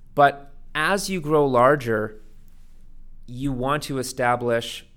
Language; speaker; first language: English; native; English